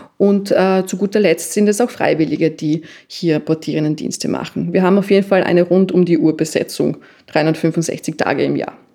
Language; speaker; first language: German; native; German